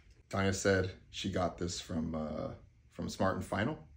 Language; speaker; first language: English; native; English